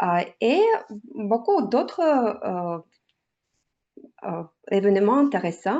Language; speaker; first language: French; non-native, learner; Russian